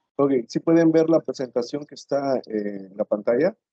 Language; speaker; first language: Spanish; native; Spanish